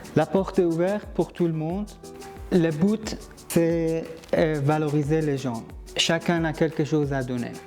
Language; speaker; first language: French; non-native, fluent; Persian